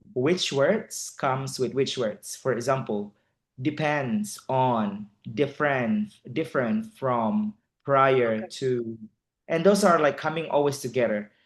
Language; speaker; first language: English; non-native, fluent; Indonesian